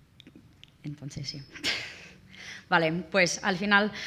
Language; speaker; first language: Spanish; non-native, learner; English